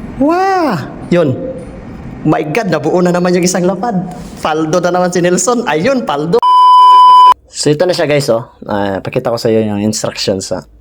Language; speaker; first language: Filipino; non-native, local second language; Cebuano